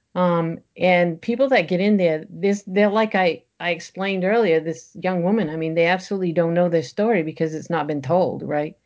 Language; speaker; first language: English; early bilingual, other home language; French